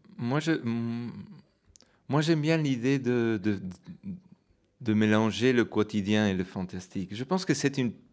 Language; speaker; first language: French; non-native, fluent; Spanish